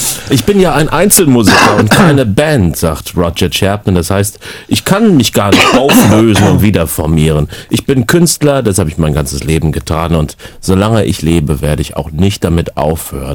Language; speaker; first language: German; native; German